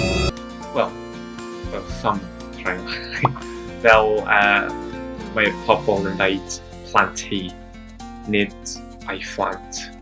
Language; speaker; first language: Welsh; non-native, learner; English